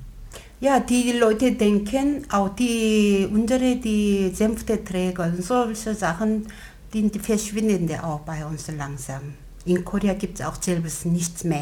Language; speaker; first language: German; non-native, learner; Korean